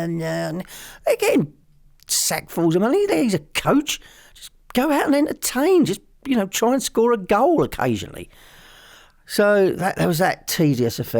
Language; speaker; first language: English; native; English